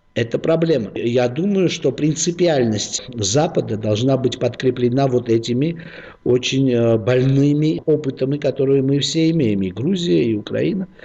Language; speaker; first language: Russian; non-native, local second language; Georgian